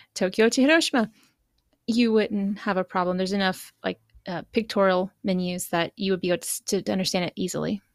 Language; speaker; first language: English; native; English